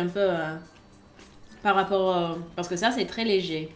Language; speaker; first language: French; non-native, fluent; English